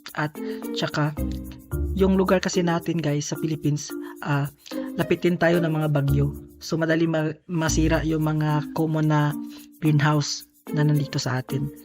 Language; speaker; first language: Filipino; non-native, local second language; Cebuano